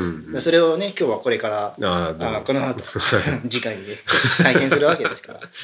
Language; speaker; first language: Japanese; native; Japanese